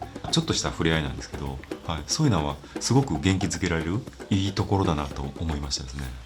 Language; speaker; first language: Japanese; native; Japanese